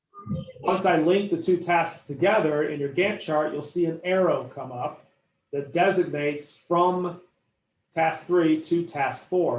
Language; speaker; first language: English; native; English